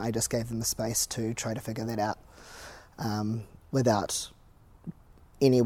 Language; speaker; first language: English; native; English